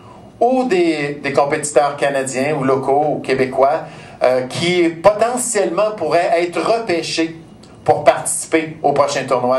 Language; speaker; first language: French; native; French